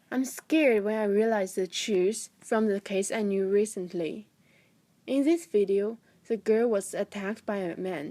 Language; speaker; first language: English; non-native, fluent; Chinese